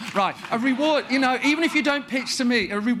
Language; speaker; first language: English; native; English